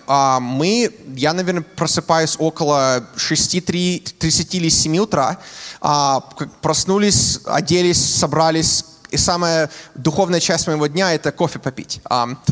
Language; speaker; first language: Russian; early bilingual, heritage; Russian